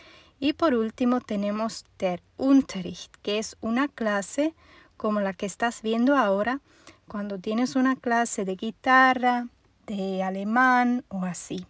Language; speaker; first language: Spanish; non-native, fluent; German